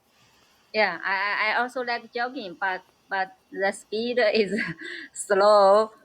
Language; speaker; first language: English; non-native, learner; Chinese